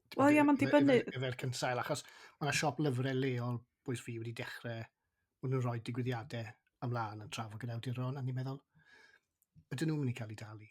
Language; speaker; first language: Welsh; native; Welsh